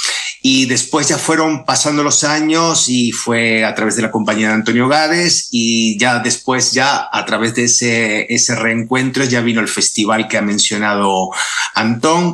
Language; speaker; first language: Spanish; native; Spanish